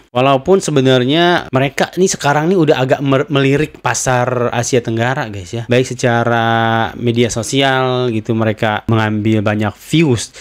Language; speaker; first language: Indonesian; native; Indonesian